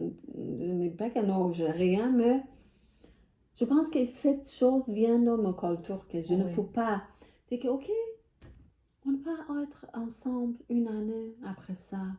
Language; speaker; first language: French; non-native, learner; Persian